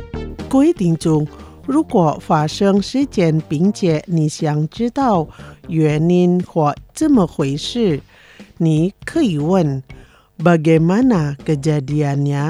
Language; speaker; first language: Chinese; non-native, fluent; Indonesian